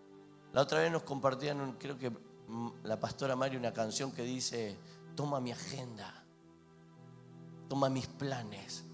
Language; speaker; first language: Spanish; native; Spanish